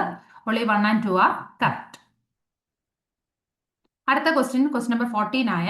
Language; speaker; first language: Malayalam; native; Malayalam